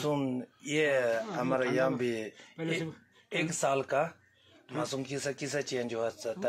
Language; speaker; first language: Hindi; non-native, learner; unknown